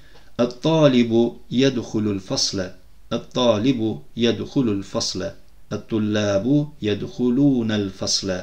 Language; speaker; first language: Arabic; non-native, fluent; Turkish